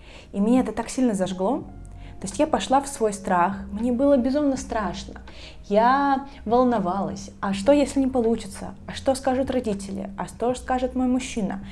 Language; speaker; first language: Russian; native; Russian